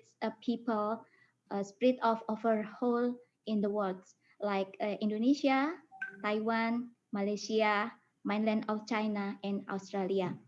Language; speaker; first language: English; non-native, fluent; Indonesian